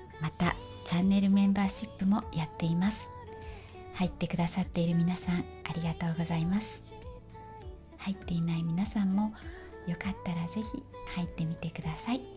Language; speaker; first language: Japanese; native; Japanese